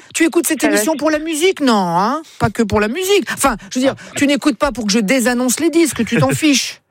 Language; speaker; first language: French; native; French